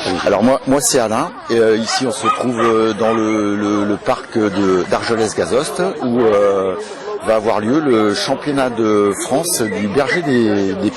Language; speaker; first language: French; native; French